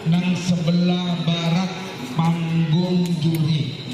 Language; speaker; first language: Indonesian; non-native, local second language; Madurese